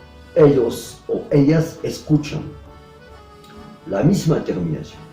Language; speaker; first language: Spanish; non-native, fluent; French